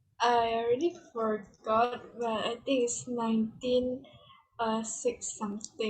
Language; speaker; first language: English; non-native, learner; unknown